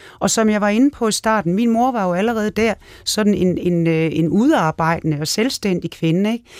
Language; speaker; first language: Danish; native; Danish